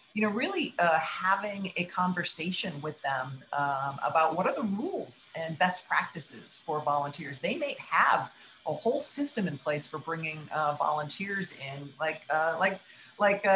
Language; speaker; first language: English; native; English